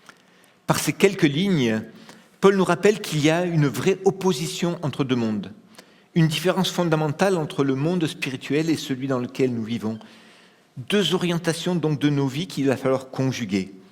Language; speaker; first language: French; native; French